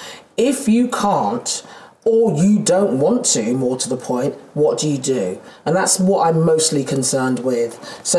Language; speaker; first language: English; native; English